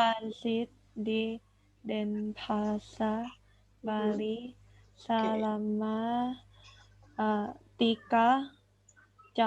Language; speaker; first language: Indonesian; non-native, learner; Thai